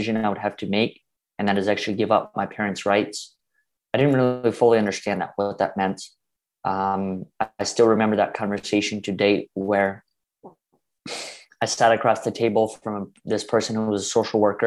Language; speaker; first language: English; early bilingual, other home language; Russian